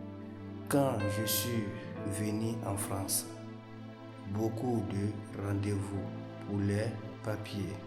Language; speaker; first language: French; non-native, learner; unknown